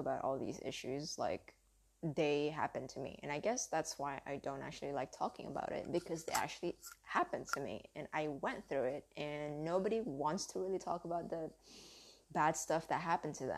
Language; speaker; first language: English; early bilingual, other home language; Indonesian